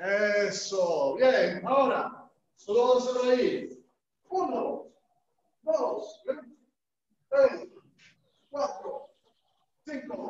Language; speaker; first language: Spanish; native; Spanish